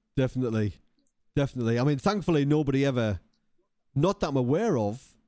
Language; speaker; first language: English; native; English